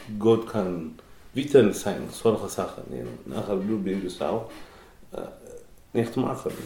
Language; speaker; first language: German; non-native, learner; Tigrinya